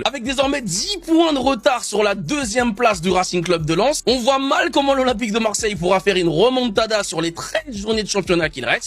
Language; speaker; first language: French; native; French